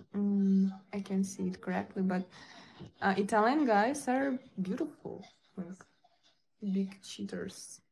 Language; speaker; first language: English; non-native, learner; Ukrainian